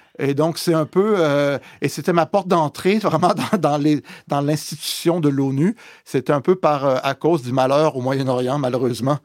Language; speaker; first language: French; native; French